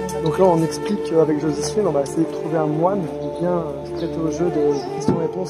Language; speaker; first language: French; native; French